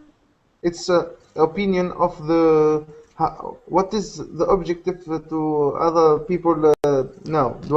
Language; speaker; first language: English; non-native, learner; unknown